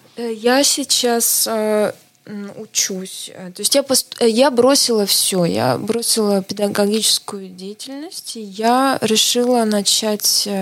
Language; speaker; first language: Russian; non-native, local second language; Estonian